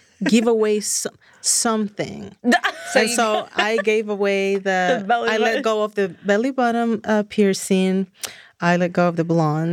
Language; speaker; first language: English; non-native, fluent; Spanish